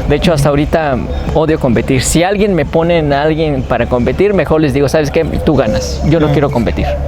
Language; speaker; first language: Spanish; non-native, local second language; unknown